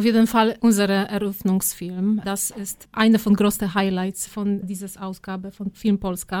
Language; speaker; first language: German; non-native, fluent; Polish